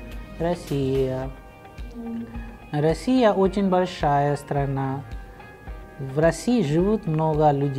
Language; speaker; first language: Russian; non-native, fluent; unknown